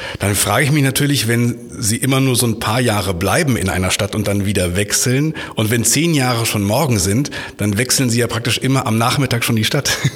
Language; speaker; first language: German; native; German